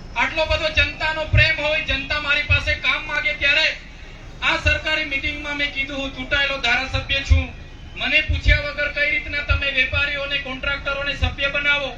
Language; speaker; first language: Gujarati; non-native, local second language; Vasavi